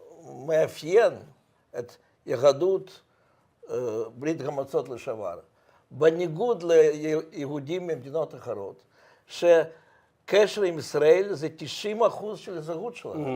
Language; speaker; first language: Hebrew; non-native, fluent; Russian